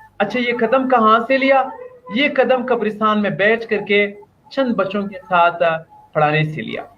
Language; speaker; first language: Urdu; non-native, local second language; Pashto